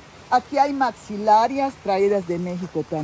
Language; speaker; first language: Spanish; native; Spanish